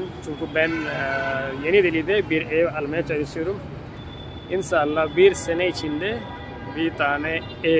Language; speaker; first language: Turkish; non-native, fluent; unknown